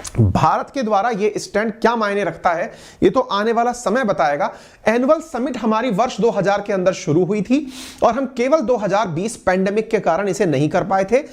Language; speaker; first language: Hindi; native; Hindi